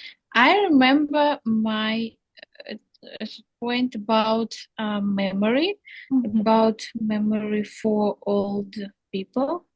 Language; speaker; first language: English; non-native, learner; Russian